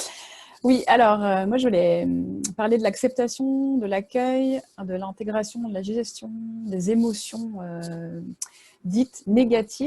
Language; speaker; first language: French; native; French